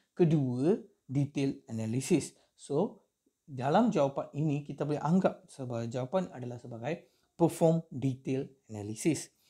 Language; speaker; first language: Malay; non-native, local second language; Tamil